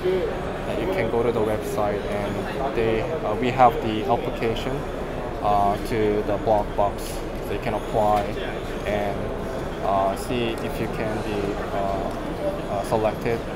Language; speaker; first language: English; non-native, fluent; Korean